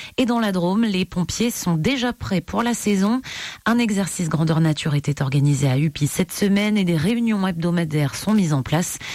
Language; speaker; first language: French; native; French